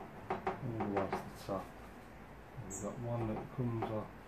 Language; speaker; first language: English; native; English